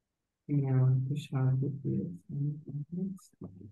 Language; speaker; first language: German; non-native, learner; Bangla